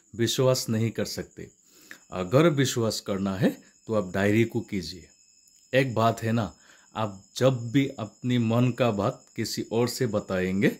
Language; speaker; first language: Hindi; non-native, local second language; Assamese